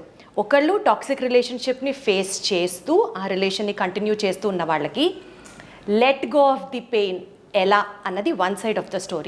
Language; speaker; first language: Telugu; native; Telugu